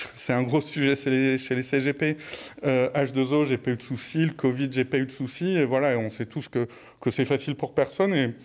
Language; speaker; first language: French; native; French